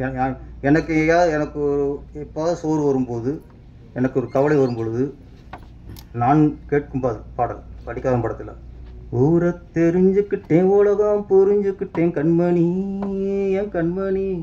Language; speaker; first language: Tamil; native; Tamil